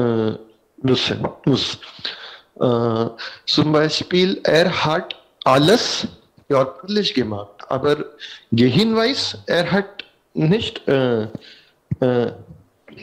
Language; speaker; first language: German; non-native, learner; Hindi